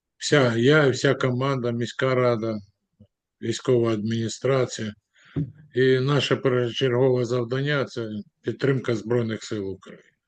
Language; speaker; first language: Ukrainian; non-native, local second language; Russian